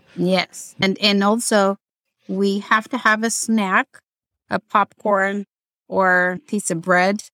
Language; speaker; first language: English; non-native, fluent; Amharic